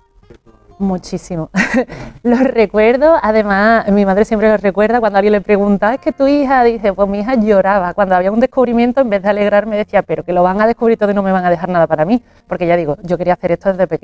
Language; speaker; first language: Spanish; native; Spanish